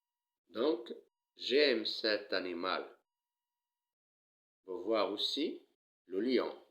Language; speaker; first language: French; non-native, local second language; Arabic